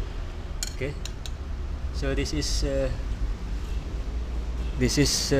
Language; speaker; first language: English; non-native, learner; Indonesian